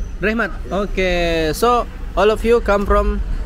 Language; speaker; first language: English; non-native, learner; Indonesian